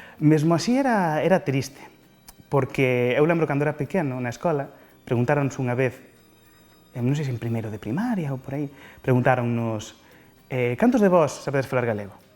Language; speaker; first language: Galician; non-native, local second language; Spanish